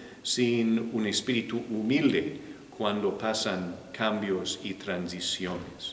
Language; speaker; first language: Spanish; non-native, fluent; English